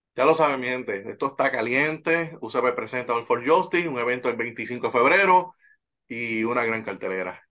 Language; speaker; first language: Spanish; native; Spanish